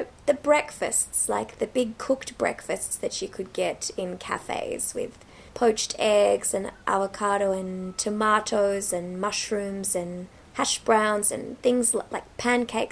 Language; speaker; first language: English; native; English